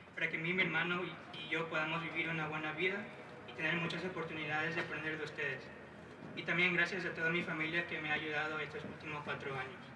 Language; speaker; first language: Spanish; early bilingual, other home language; English